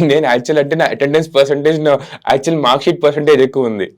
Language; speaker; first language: Telugu; non-native, local second language; Hindi